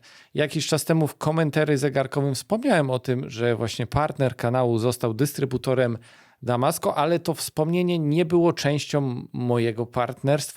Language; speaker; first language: Polish; native; Polish